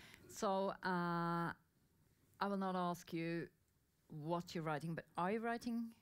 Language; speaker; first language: English; non-native, fluent; Norwegian